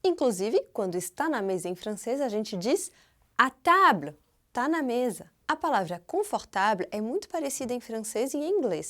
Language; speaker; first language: Portuguese; non-native, fluent; French